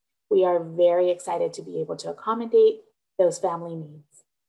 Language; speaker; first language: English; native; English